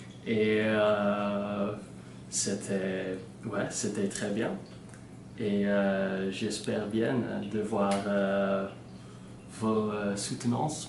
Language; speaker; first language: French; non-native, learner; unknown